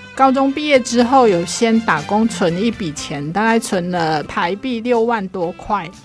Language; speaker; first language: Chinese; non-native, local second language; Cantonese